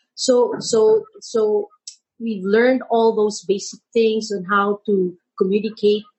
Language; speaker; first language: English; non-native, local second language; Filipino